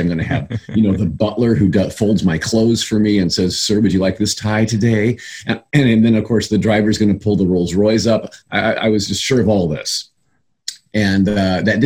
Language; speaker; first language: English; native; English